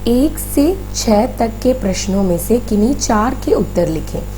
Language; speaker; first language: Hindi; non-native, local second language; Malayalam